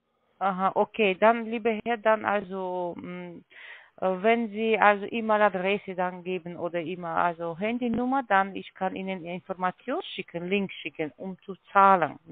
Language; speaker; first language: German; non-native, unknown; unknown